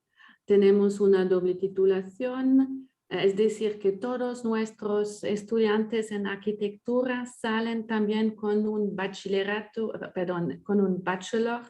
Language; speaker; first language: Spanish; non-native, fluent; French